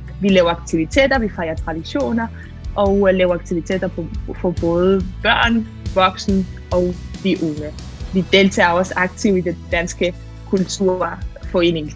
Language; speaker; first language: Danish; non-native, fluent; Catalan